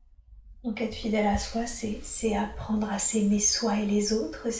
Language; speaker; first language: French; native; French